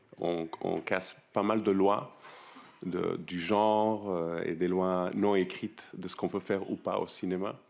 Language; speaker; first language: French; non-native, fluent; Spanish